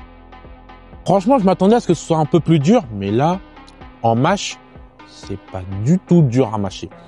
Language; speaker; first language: French; native; French